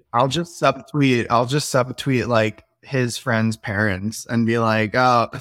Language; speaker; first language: English; native; English